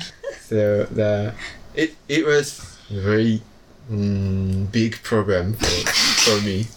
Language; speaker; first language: English; non-native, learner; Japanese